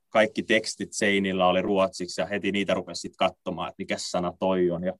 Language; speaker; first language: Finnish; native; Finnish